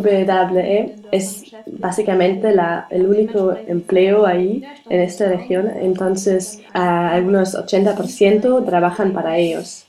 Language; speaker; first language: Spanish; non-native, learner; German